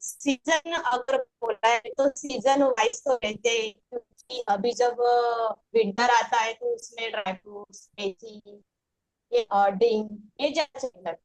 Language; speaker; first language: Hindi; non-native, local second language; Marathi